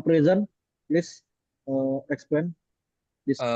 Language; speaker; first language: English; non-native, learner; Indonesian